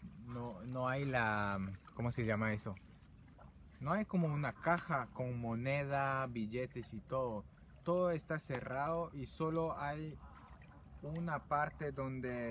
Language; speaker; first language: Spanish; non-native, fluent; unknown